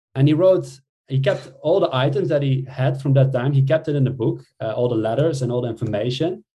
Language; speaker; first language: English; non-native, fluent; Dutch